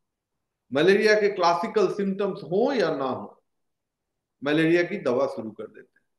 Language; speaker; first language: Hindi; native; Hindi